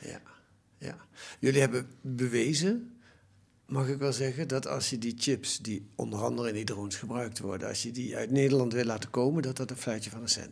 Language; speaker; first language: Dutch; native; Dutch